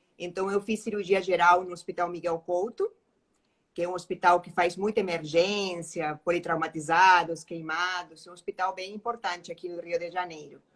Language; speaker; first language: Portuguese; non-native, fluent; Spanish